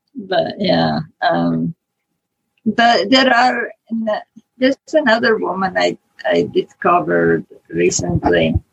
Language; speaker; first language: English; non-native, fluent; Italian